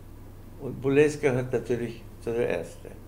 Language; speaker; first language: German; non-native, fluent; Spanish